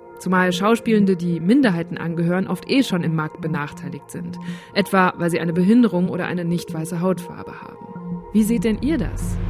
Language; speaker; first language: German; native; German